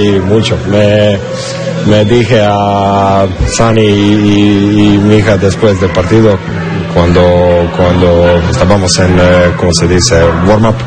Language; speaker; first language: Spanish; non-native, learner; English